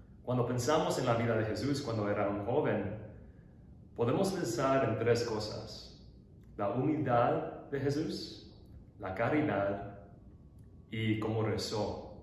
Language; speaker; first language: Spanish; non-native, learner; English